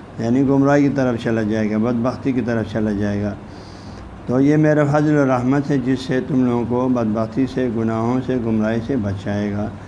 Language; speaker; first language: Urdu; non-native, local second language; Balti